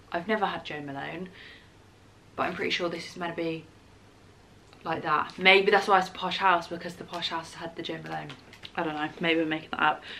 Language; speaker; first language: English; native; English